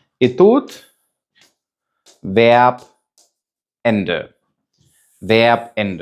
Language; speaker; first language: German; non-native, fluent; Ukrainian